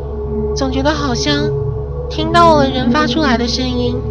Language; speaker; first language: Chinese; native; Chinese